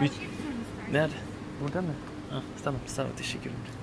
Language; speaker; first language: Turkish; non-native, learner; French